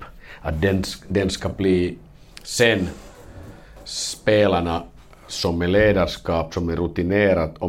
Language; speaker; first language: Swedish; non-native, fluent; Finnish